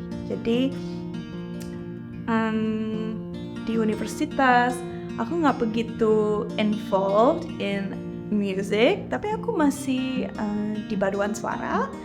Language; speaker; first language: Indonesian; early bilingual, heritage; English